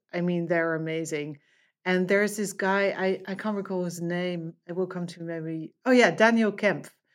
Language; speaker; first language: English; non-native, fluent; Dutch